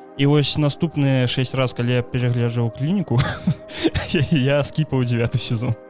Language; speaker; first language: Belarusian; native; Belarusian